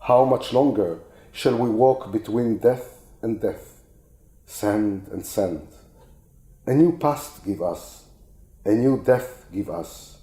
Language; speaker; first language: English; non-native, fluent; Hebrew